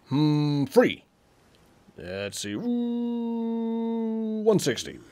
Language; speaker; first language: English; native; English